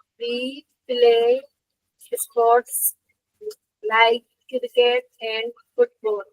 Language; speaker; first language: English; non-native, learner; Hindi